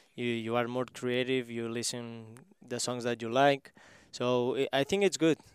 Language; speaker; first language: English; non-native, fluent; Spanish